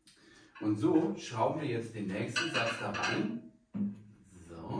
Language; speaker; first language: German; native; German